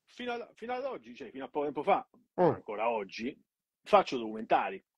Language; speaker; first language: Italian; native; Italian